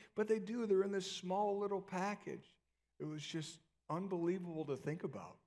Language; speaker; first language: English; native; English